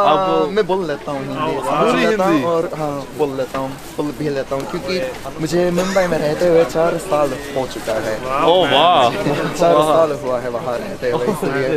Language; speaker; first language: Hindi; non-native, fluent; Japanese